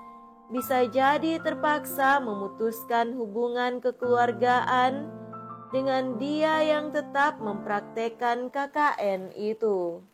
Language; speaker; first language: Indonesian; native; Indonesian